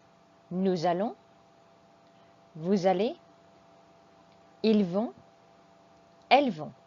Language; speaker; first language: French; non-native, fluent; English